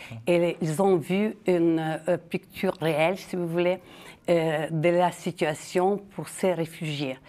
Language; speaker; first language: French; non-native, fluent; Ukrainian